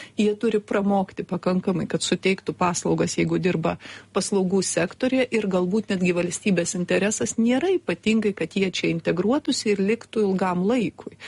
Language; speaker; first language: Lithuanian; native; Lithuanian